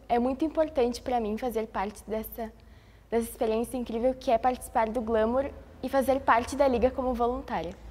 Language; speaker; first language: Portuguese; early bilingual, other home language; Spanish